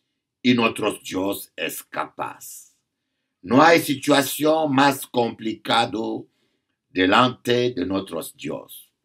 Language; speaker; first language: Spanish; non-native, learner; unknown